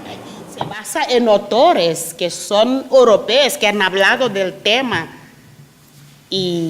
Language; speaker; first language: Spanish; non-native, fluent; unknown